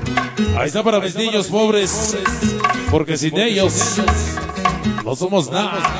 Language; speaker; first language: Spanish; native; Spanish